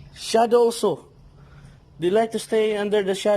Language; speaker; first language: English; non-native, local second language; Filipino